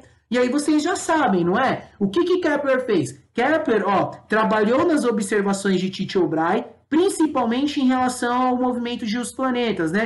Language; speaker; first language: Portuguese; native; Portuguese